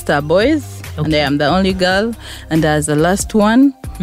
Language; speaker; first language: English; non-native, local second language; Ganda